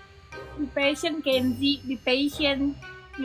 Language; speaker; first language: English; non-native, learner; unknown